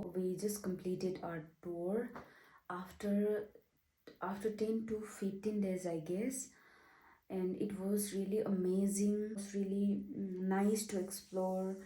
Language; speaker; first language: English; non-native, local second language; Nepali